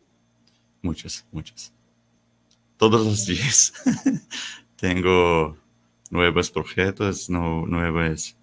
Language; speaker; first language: Spanish; non-native, learner; Portuguese